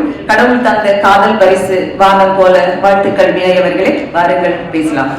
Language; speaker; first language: Tamil; native; Tamil